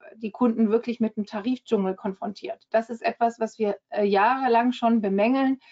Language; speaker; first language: German; early bilingual, heritage; German